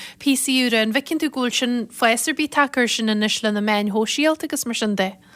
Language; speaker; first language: Irish; native; Irish